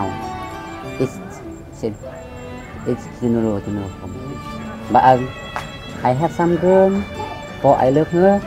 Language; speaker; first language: English; non-native, learner; Lao